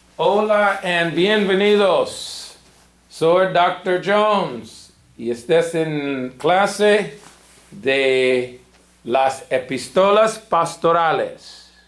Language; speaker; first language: Spanish; non-native, fluent; English